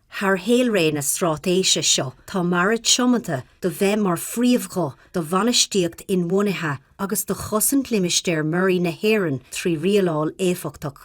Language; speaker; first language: Irish; non-native, local second language; English